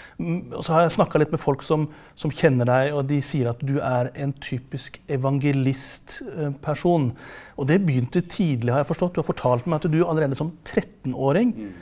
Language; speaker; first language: Norwegian; native; Norwegian